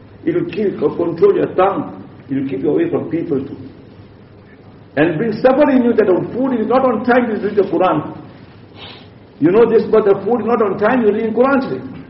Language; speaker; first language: English; non-native, local second language; Urdu